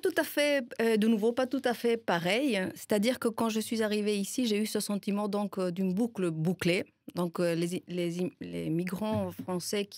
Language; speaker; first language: French; non-native, fluent; Spanish